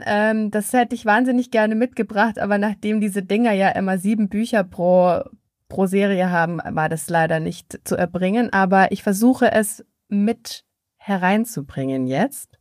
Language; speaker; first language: German; native; German